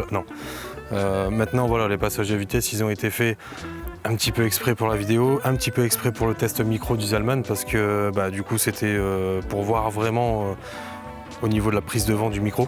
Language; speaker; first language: French; native; French